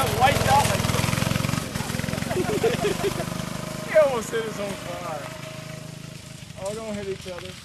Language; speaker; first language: English; native; English